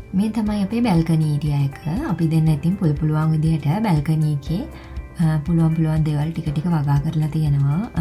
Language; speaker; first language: Sinhala; native; Sinhala